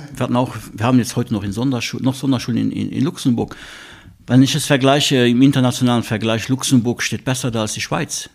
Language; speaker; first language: German; non-native, local second language; Luxembourgish